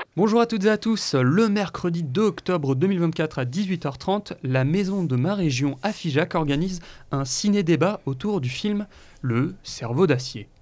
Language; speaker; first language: French; native; French